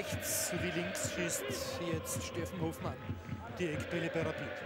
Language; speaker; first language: German; native; German